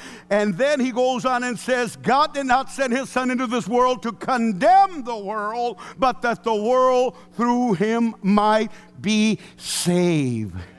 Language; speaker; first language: English; early bilingual, other home language; Spanish